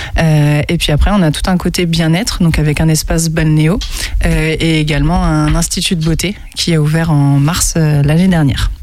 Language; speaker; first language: French; native; French